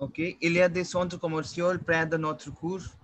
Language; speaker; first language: French; non-native, fluent; Hindi